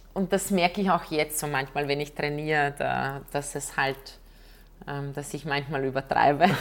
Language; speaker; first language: German; non-native, fluent; Croatian